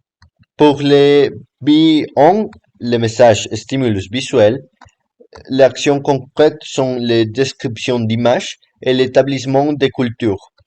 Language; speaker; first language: French; non-native, learner; Spanish